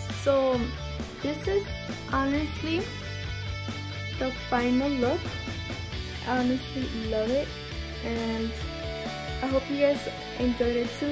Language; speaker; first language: English; early bilingual, other home language; Spanish